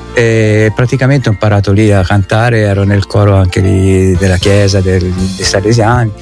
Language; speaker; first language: Italian; native; Italian